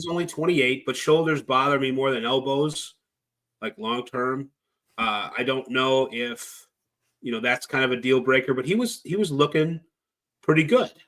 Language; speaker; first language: English; native; English